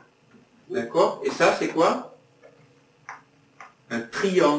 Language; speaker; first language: French; native; French